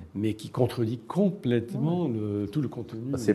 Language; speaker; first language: French; non-native, local second language; Arabic